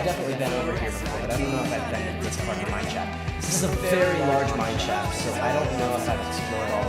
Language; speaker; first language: English; native; English